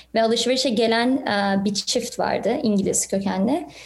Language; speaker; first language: Turkish; early bilingual, heritage; Turkish